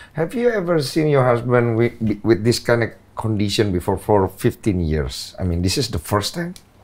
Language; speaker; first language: English; non-native, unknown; Indonesian